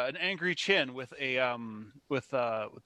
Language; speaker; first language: English; native; English